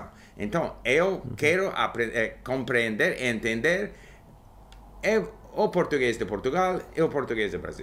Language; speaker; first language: Portuguese; non-native, learner; English